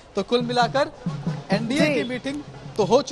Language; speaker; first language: Hindi; native; Hindi